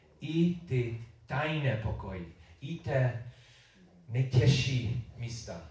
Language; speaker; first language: Czech; non-native, learner; English